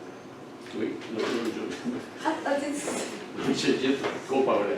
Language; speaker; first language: French; non-native, fluent; Japanese